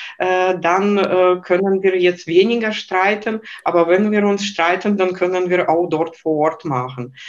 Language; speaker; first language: German; non-native, fluent; Lithuanian